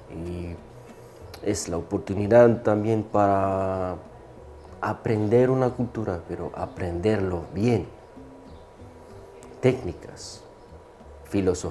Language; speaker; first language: Spanish; non-native, fluent; French